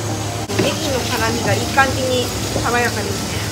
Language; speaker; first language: Japanese; native; Japanese